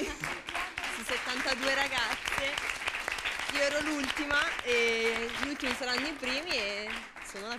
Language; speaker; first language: Italian; non-native, fluent; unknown